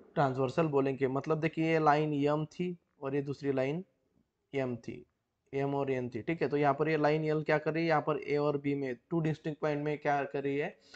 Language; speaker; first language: Hindi; non-native, local second language; Marathi